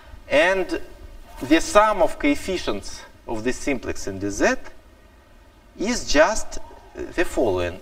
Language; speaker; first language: English; non-native, fluent; Russian